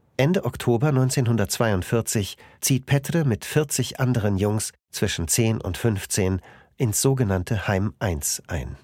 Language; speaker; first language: German; native; German